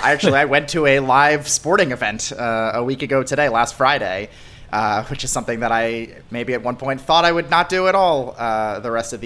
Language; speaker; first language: English; native; English